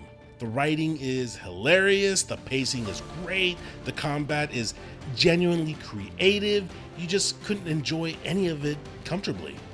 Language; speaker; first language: English; native; English